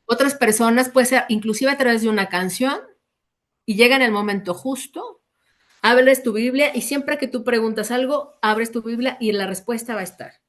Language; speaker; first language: Spanish; native; Spanish